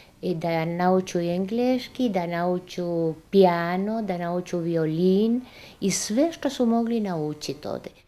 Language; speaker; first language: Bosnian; early bilingual, heritage; Bosnian